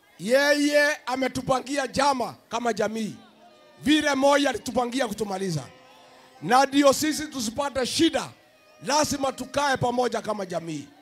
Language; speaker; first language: Swahili; non-native, local second language; Kikuyu